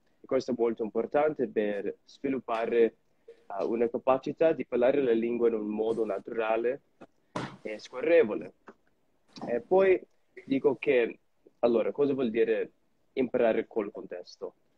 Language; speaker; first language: Italian; non-native, fluent; English